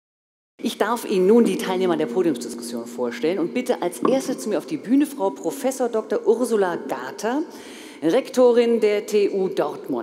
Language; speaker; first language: German; native; German